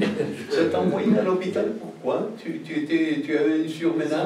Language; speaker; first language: French; non-native, fluent; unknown